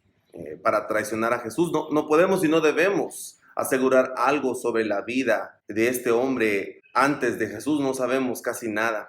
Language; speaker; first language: Spanish; native; Spanish